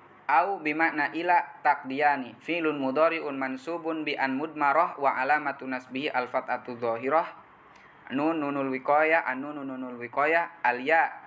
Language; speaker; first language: Arabic; non-native, fluent; Indonesian